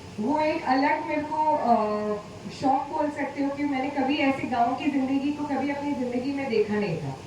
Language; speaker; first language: Hindi; non-native, local second language; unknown